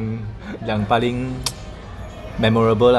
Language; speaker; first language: Indonesian; non-native, learner; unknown